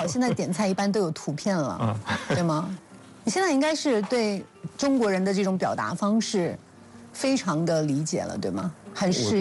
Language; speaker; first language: Chinese; native; Chinese